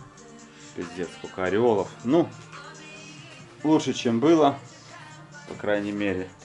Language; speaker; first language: Russian; native; Russian